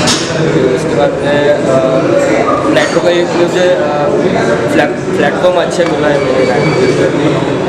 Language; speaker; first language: Hindi; non-native, local second language; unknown